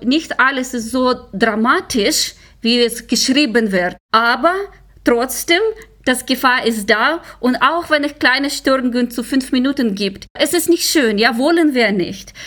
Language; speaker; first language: German; non-native, fluent; Ukrainian